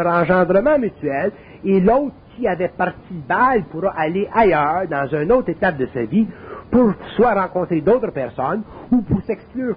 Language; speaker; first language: French; native; French